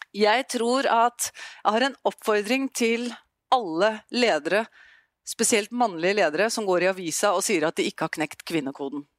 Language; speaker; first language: Norwegian; native; Norwegian